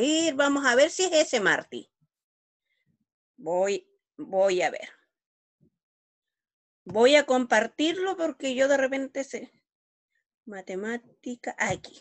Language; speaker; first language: Spanish; native; Spanish